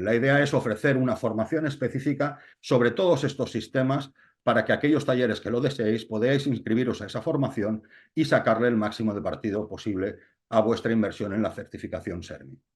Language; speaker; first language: Spanish; native; Spanish